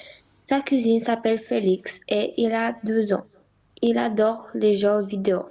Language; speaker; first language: French; non-native, learner; Romanian